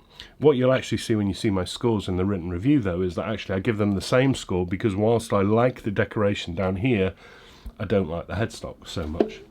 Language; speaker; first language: English; native; English